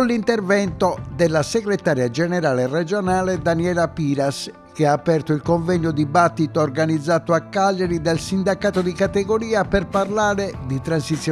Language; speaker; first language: Italian; native; Italian